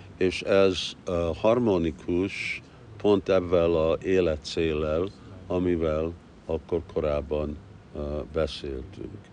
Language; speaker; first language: Hungarian; early bilingual, heritage; Hungarian